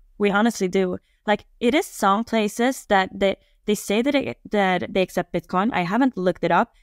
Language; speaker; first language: English; non-native, fluent; Swedish